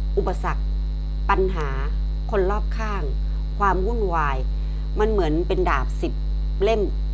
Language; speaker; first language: Thai; non-native, local second language; Chinese